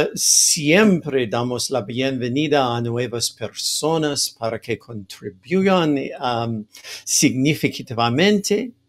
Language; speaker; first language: Spanish; non-native, fluent; English